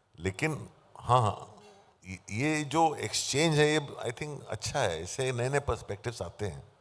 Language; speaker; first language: Hindi; native; Hindi